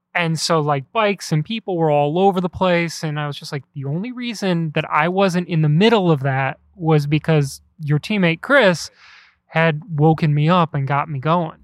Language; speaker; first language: English; native; English